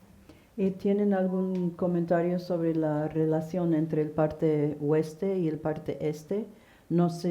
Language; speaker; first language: Spanish; non-native, fluent; English